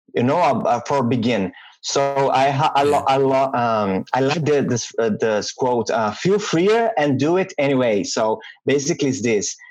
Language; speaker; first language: English; non-native, learner; Portuguese